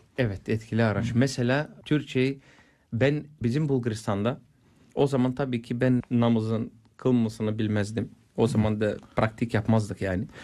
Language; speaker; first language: Turkish; non-native, fluent; Bulgarian